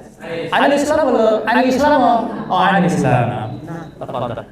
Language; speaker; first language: Arabic; non-native, learner; Indonesian